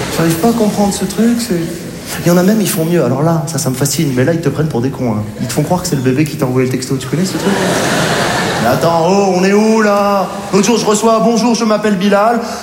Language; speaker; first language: French; native; French